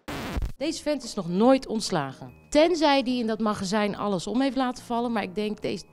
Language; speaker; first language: Dutch; native; Dutch